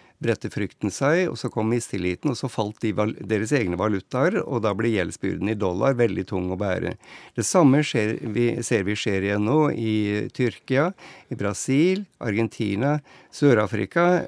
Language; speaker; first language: Norwegian; native; Norwegian